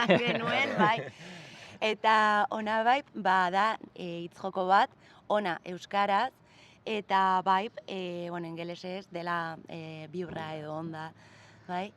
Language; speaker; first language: Basque; non-native, local second language; Spanish